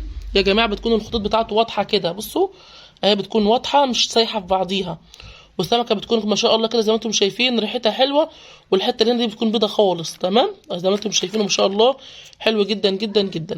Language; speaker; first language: Arabic; native; Arabic